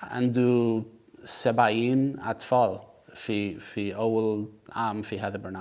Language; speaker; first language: Arabic; non-native, learner; English